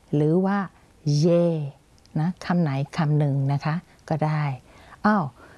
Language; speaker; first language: Thai; non-native, fluent; Burmese